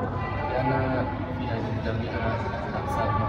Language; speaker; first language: Arabic; non-native, learner; Indonesian